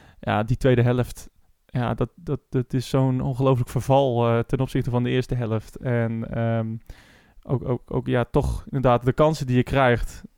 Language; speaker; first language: Dutch; native; Dutch